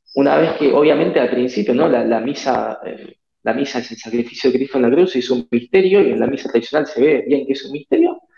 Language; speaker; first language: Spanish; native; Spanish